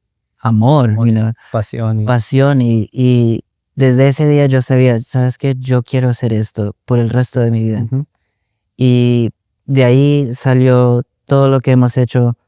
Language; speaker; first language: Spanish; early bilingual, other home language; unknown